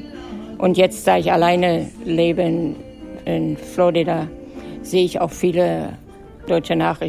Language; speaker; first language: German; native; German